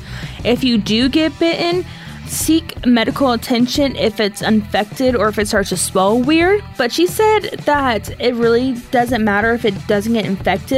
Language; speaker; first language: English; native; English